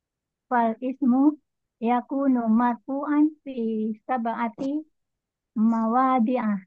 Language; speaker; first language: Arabic; non-native, learner; Indonesian